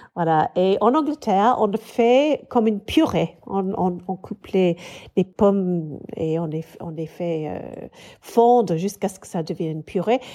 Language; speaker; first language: French; non-native, fluent; English